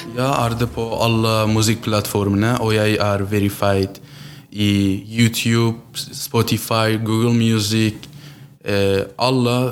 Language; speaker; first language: Norwegian; non-native, learner; Central Kurdish